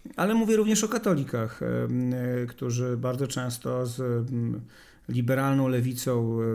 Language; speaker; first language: Polish; native; Polish